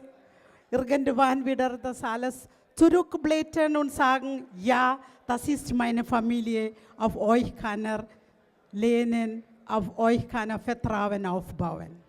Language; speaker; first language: German; non-native, fluent; Malayalam